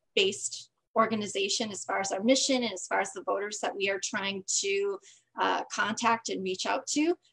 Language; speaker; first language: English; native; English